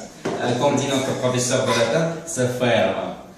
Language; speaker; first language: French; non-native, learner; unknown